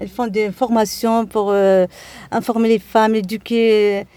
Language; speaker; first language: French; non-native, local second language; Arabic